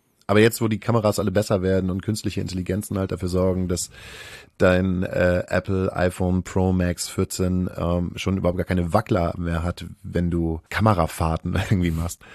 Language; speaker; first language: German; native; German